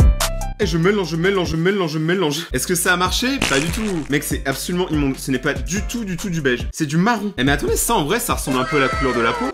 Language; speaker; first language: French; native; French